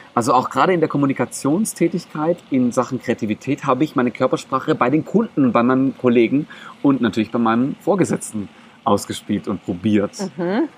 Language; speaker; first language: German; non-native, local second language; Greek